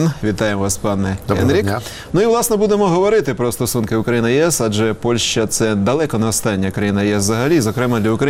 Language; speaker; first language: Ukrainian; native; Ukrainian